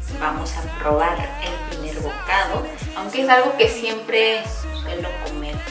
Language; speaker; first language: Spanish; non-native, fluent; Korean